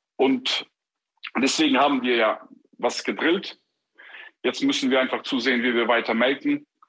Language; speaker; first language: German; non-native, fluent; Ukrainian